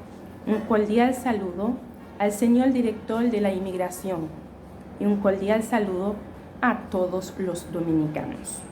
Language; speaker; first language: Spanish; non-native, fluent; Haitian Creole